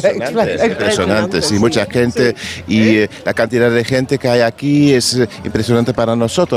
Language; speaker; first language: Spanish; non-native, learner; Dutch